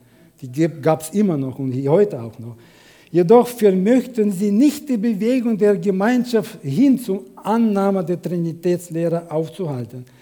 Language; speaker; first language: German; non-native, fluent; Russian